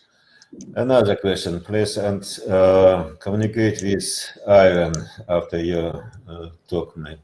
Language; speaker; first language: English; non-native, learner; Russian